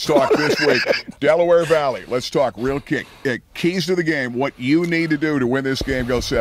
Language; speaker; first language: English; native; English